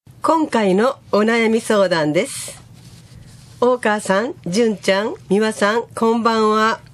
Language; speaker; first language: Japanese; native; Japanese